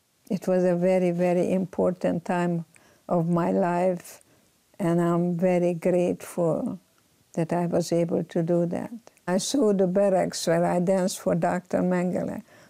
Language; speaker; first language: English; non-native, fluent; Hungarian